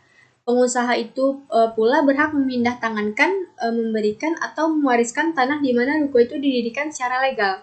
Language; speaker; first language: Indonesian; native; Indonesian